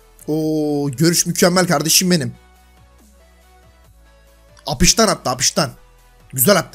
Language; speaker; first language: Turkish; native; Turkish